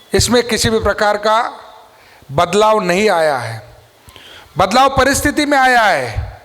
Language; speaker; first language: Hindi; non-native, local second language; Marathi